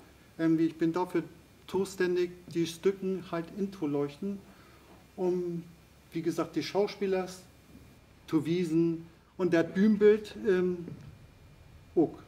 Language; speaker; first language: German; native; German